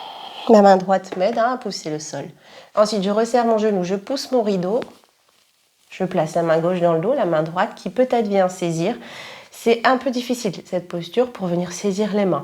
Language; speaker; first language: French; native; French